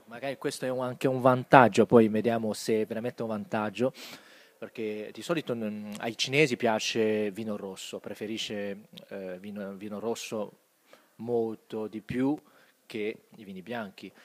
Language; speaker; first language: Italian; non-native, fluent; Chinese